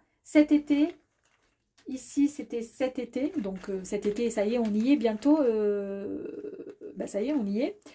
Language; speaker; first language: French; native; French